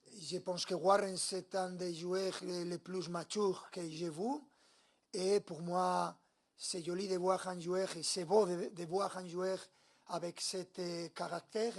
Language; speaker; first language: French; non-native, learner; Spanish